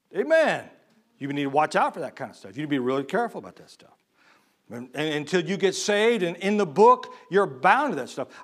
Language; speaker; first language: English; native; English